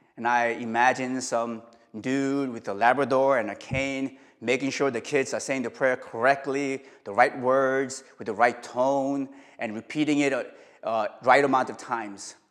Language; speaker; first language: English; early bilingual, other home language; Korean